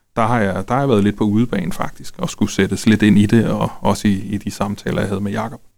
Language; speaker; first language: Danish; native; Danish